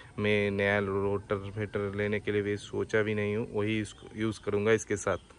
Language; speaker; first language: Hindi; non-native, local second language; Bangla